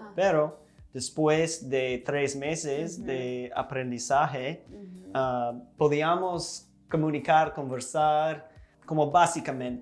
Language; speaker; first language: Spanish; non-native, fluent; English